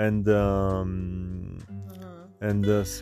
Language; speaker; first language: English; non-native, learner; French